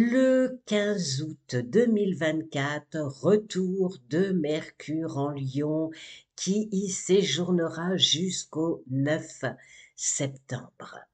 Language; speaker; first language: French; native; French